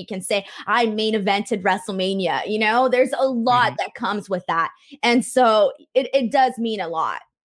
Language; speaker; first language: English; native; English